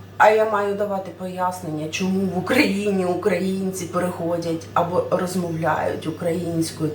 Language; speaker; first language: Ukrainian; non-native, local second language; Russian